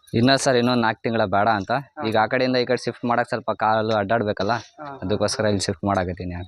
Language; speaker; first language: Kannada; non-native, local second language; Urdu